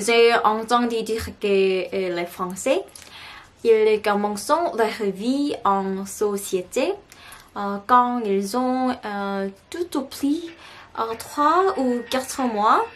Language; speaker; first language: French; non-native, learner; Korean